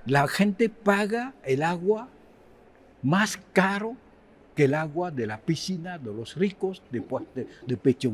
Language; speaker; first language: Spanish; non-native, fluent; Haitian Creole